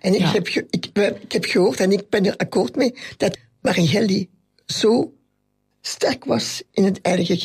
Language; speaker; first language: Dutch; non-native, local second language; French